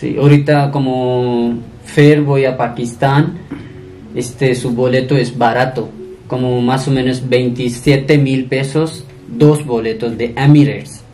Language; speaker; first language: Spanish; non-native, learner; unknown